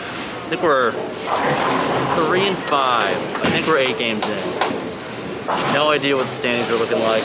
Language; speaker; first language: English; native; English